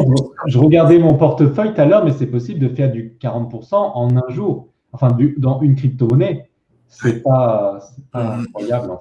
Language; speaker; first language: French; native; French